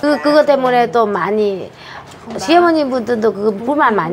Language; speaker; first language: Korean; non-native, fluent; Vietnamese